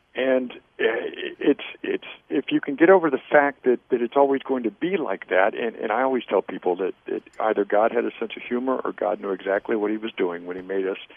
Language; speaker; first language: English; native; English